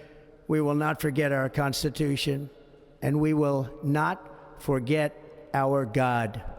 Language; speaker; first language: English; native; English